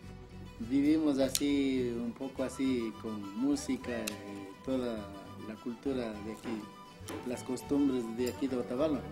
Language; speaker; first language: Spanish; non-native, local second language; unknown